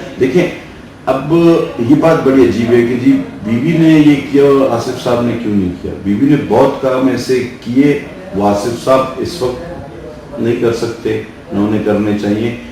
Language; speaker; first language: Urdu; non-native, local second language; Sindhi